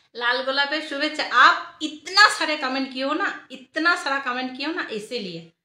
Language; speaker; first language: Hindi; non-native, local second language; Bangla